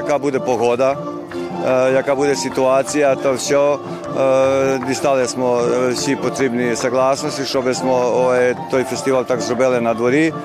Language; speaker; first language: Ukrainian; early bilingual, heritage; Ukrainian